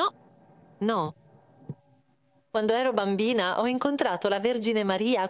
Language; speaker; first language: Italian; non-native, fluent; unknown